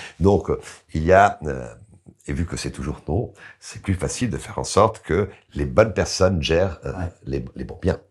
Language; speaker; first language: French; non-native, fluent; Italian